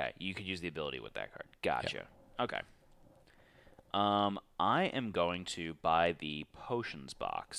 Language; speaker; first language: English; native; English